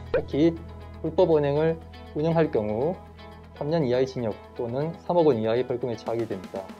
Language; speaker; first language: Korean; native; Korean